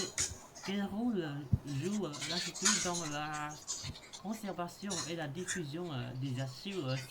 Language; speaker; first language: French; non-native, learner; Khmer